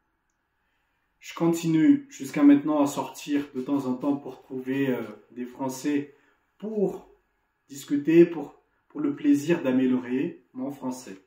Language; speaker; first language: French; non-native, local second language; Malagasy